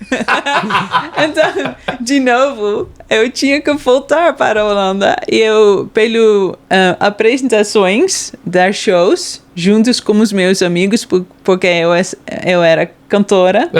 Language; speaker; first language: Portuguese; non-native, fluent; Dutch